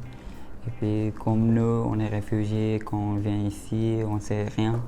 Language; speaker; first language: French; non-native, learner; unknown